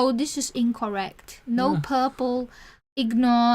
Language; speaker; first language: English; native; English